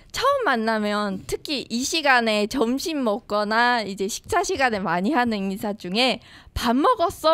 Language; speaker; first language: Korean; non-native, fluent; Japanese